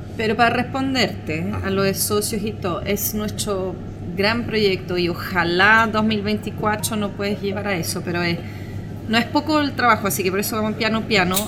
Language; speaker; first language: Spanish; non-native, fluent; French